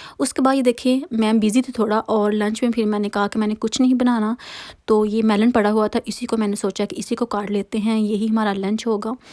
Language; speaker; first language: Urdu; non-native, local second language; Punjabi